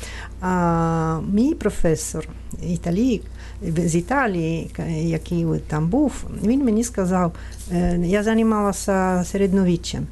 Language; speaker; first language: Ukrainian; non-native, fluent; Italian